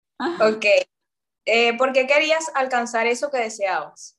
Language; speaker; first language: Spanish; native; Spanish